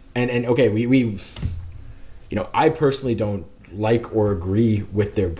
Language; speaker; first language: English; native; English